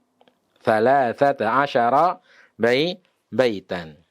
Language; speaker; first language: Arabic; non-native, fluent; Indonesian